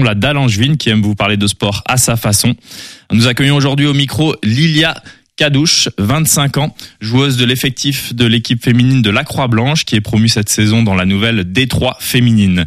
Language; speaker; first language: French; native; French